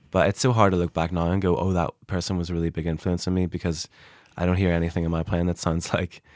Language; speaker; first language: English; native; English